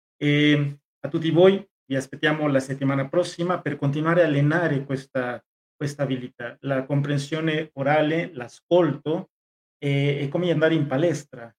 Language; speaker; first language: Italian; non-native, fluent; Spanish